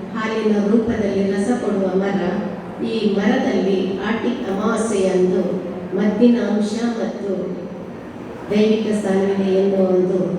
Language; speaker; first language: Kannada; non-native, local second language; Tulu